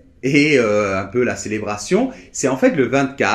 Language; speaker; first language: French; native; French